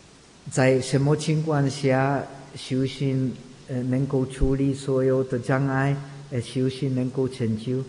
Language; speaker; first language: Chinese; non-native, fluent; Czech